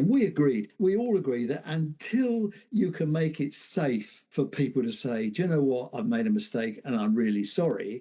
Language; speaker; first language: English; native; English